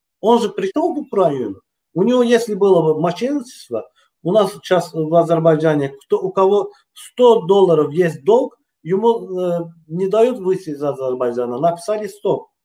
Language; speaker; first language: Russian; non-native, local second language; Azerbaijani